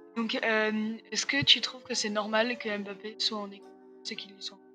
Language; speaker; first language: French; native; French